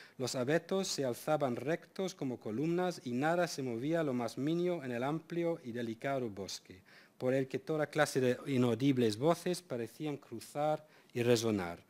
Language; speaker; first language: Spanish; non-native, fluent; English